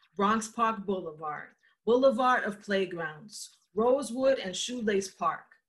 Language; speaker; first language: English; early bilingual, other home language; Spanish